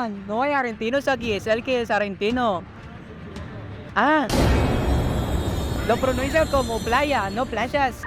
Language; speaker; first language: Spanish; non-native, fluent; Filipino